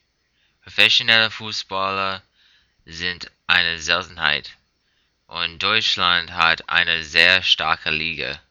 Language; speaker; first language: German; non-native, learner; English